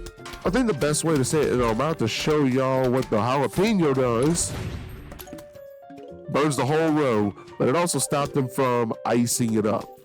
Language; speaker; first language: English; native; English